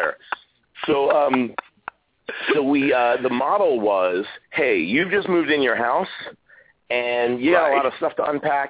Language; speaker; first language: English; native; English